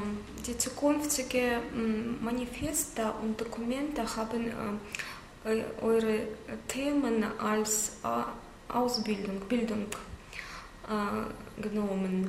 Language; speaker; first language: German; non-native, learner; Russian